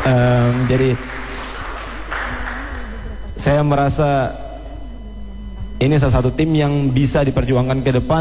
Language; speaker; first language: Indonesian; native; Indonesian